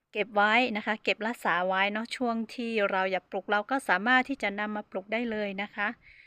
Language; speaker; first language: Thai; non-native, local second language; Hmong